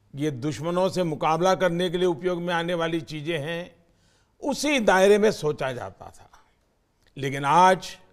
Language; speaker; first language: Hindi; non-native, local second language; Gujarati